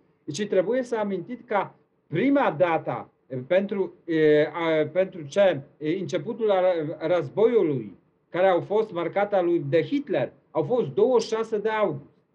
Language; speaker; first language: Romanian; non-native, learner; Polish